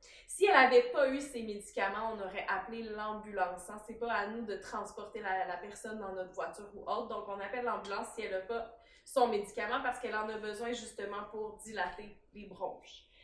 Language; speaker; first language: French; native; French